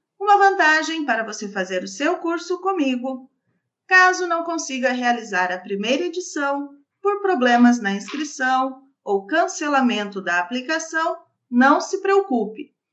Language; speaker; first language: Portuguese; native; Portuguese